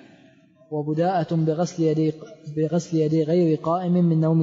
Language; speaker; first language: Arabic; native; Arabic